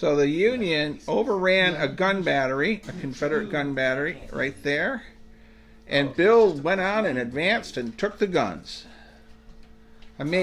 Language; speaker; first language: English; native; English